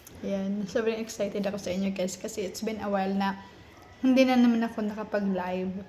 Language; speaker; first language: Filipino; non-native, local second language; Bikol